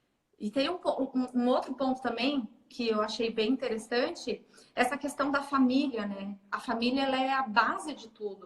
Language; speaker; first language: Portuguese; native; Portuguese